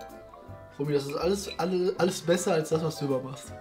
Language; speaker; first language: German; native; German